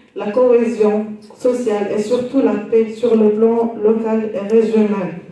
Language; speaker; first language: French; non-native, local second language; Arabic